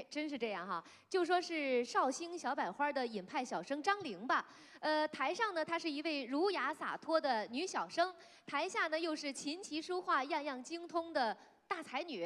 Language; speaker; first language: Chinese; native; Chinese